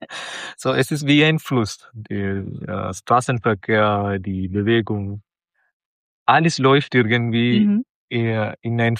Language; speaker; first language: German; non-native, learner; Malayalam